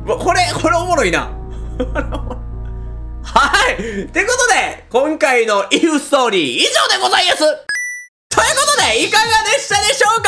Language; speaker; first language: Japanese; native; Japanese